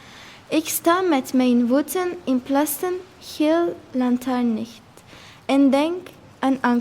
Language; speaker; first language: Dutch; non-native, learner; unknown